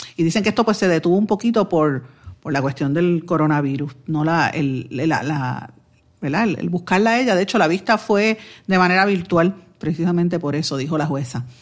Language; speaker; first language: Spanish; native; Spanish